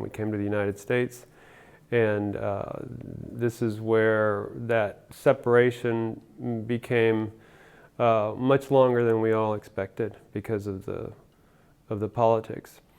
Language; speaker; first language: English; early bilingual, other home language; Spanish